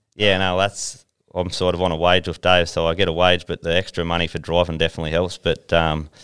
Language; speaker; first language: English; native; English